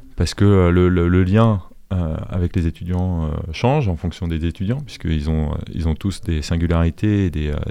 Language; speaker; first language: French; native; French